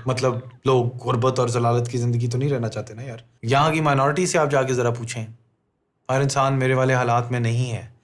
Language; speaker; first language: Urdu; native; Urdu